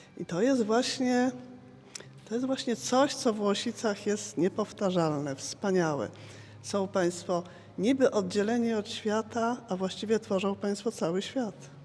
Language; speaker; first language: Polish; native; Polish